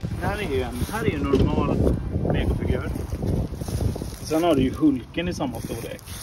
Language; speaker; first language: Swedish; native; Swedish